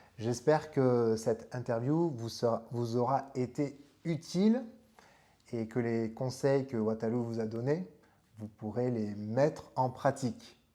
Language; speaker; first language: French; native; French